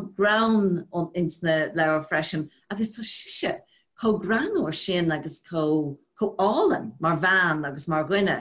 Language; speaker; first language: Irish; non-native, local second language; English